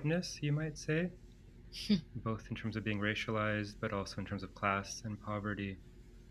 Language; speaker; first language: English; non-native, fluent; Greek